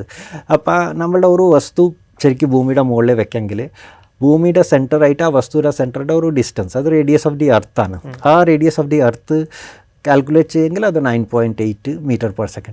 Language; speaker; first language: Malayalam; non-native, fluent; Bangla